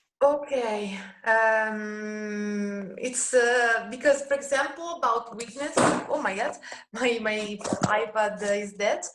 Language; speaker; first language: English; non-native, learner; Italian